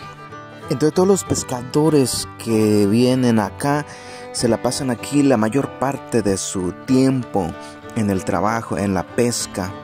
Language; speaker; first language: Spanish; native; Spanish